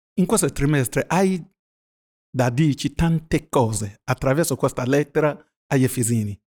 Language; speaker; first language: Italian; non-native, fluent; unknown